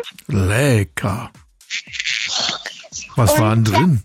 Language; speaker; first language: German; native; German